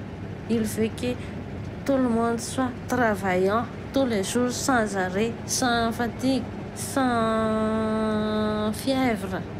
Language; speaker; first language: French; non-native, local second language; Malagasy